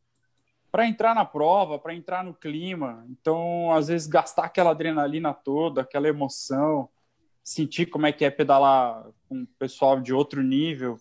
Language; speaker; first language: Portuguese; native; Portuguese